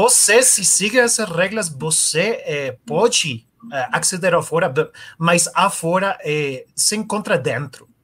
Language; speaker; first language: Portuguese; non-native, learner; Spanish